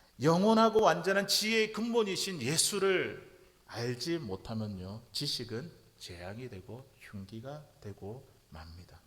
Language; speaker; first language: Korean; native; Korean